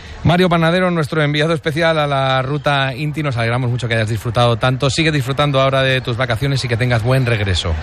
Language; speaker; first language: Spanish; native; Spanish